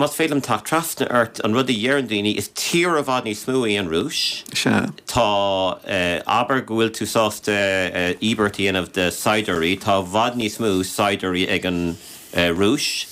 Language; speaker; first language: Irish; native; Irish